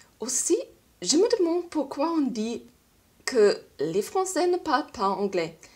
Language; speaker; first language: French; non-native, learner; German